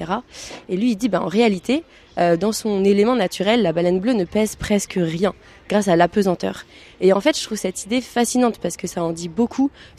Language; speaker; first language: French; native; French